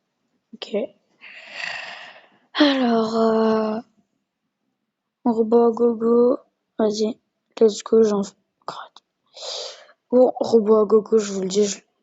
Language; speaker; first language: French; native; French